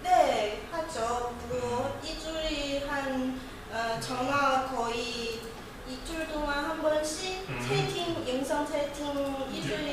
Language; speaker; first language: Korean; non-native, learner; Chinese